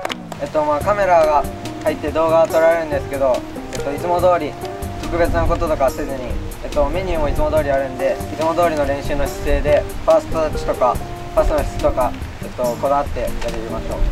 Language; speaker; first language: Japanese; native; Japanese